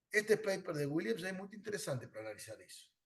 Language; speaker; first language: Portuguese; non-native, learner; Spanish